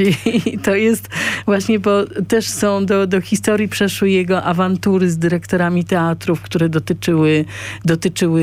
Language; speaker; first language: Polish; native; Polish